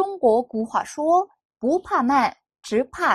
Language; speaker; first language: Chinese; non-native, fluent; Korean